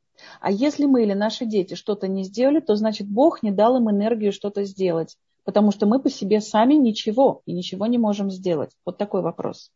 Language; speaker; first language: Russian; native; Russian